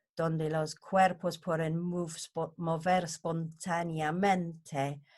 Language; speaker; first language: Spanish; non-native, learner; English